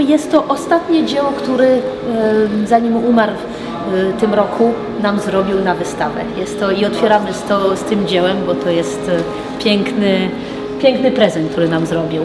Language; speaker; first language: Polish; early bilingual, heritage; French